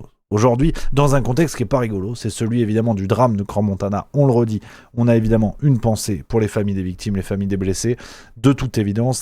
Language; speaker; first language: French; native; French